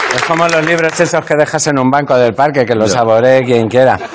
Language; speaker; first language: Spanish; native; Spanish